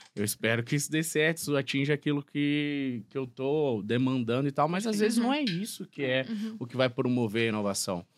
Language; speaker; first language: Portuguese; native; Portuguese